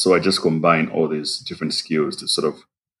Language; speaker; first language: English; non-native, local second language; Nyanja